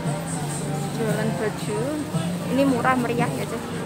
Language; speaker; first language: Indonesian; non-native, local second language; Javanese